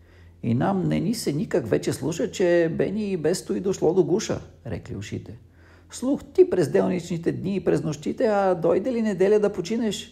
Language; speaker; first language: Bulgarian; native; Bulgarian